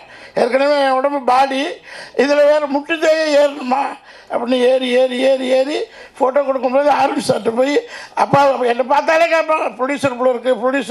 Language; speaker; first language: Tamil; native; Tamil